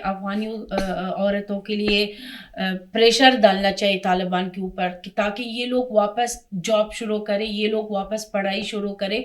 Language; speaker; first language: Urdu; non-native, fluent; Persian